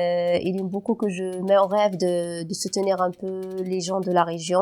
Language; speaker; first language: French; non-native, local second language; Berber languages